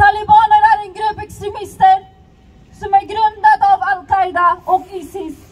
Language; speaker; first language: Swedish; early bilingual, other home language; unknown